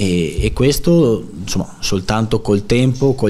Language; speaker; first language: Italian; native; Italian